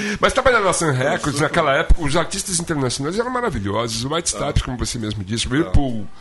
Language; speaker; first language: Portuguese; native; Portuguese